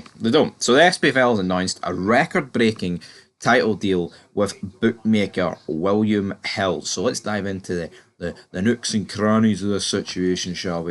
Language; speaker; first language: English; native; English